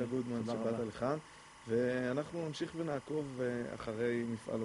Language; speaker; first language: Hebrew; native; Hebrew